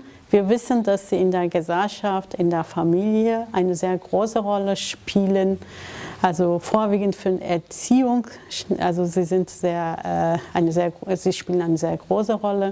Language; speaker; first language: German; non-native, fluent; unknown